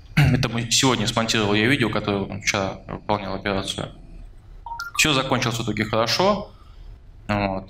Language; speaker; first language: Russian; native; Russian